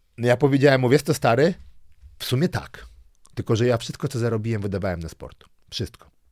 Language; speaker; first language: Polish; early bilingual, other home language; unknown